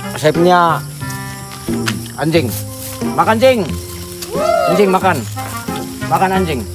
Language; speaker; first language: Indonesian; non-native, learner; Cebuano